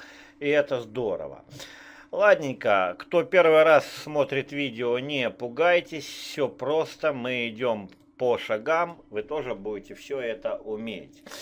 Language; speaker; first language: Russian; native; Russian